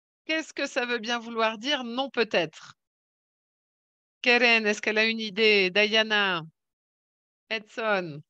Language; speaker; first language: French; native; French